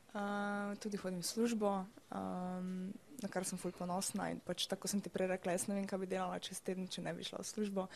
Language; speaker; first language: Slovenian; native; Slovenian